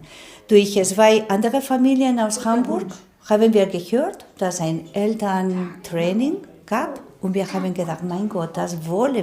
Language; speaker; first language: German; non-native, fluent; Spanish